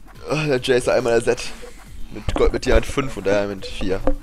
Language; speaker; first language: German; native; German